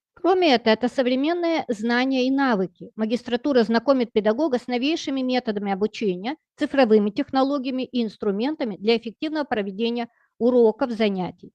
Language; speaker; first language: Russian; native; Russian